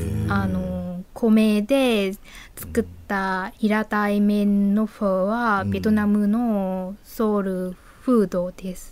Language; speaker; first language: Japanese; non-native, fluent; Vietnamese